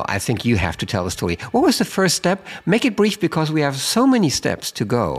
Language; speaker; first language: English; non-native, fluent; German